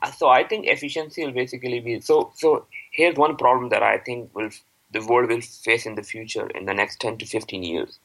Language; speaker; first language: English; non-native, local second language; Urdu